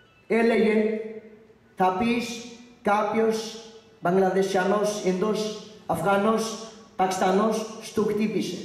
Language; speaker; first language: Greek; non-native, learner; Urdu